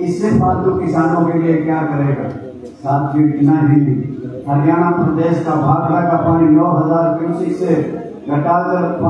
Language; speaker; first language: Hindi; native; Hindi